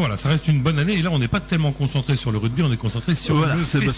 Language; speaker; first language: French; native; French